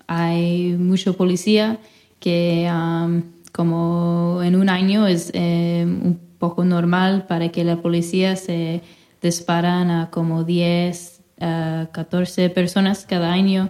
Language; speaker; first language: Spanish; non-native, fluent; English